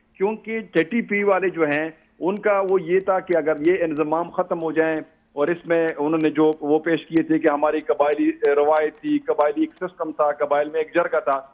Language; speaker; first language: Urdu; non-native, local second language; Pashto